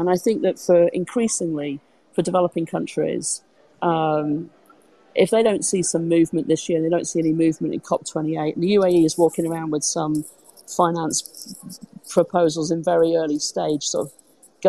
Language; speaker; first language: English; native; English